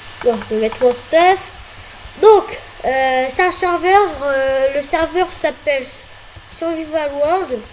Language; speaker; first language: French; native; French